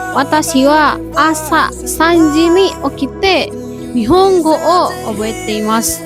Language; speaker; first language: Japanese; non-native, learner; Indonesian